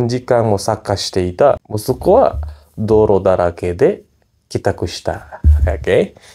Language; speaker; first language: Japanese; non-native, fluent; Indonesian